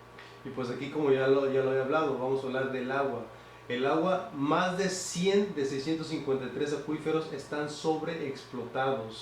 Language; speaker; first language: Spanish; native; Spanish